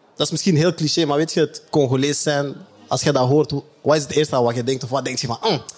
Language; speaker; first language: Dutch; native; Dutch